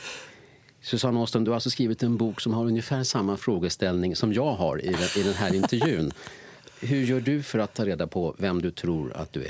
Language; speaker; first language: Swedish; native; Swedish